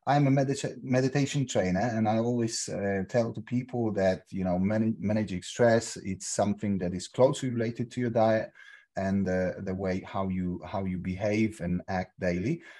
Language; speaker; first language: English; non-native, fluent; Polish